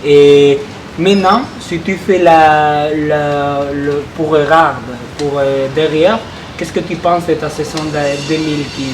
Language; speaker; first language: French; non-native, learner; Spanish